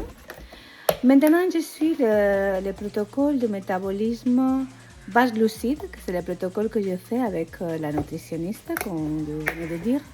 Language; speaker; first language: French; non-native, fluent; Spanish